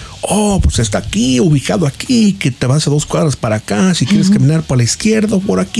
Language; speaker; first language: Spanish; early bilingual, heritage; Spanish